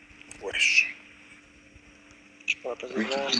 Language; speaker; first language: French; native; French